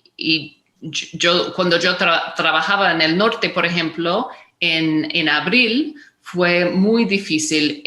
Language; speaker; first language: Spanish; non-native, fluent; English